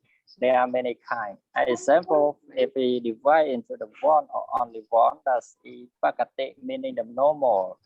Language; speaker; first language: English; non-native, learner; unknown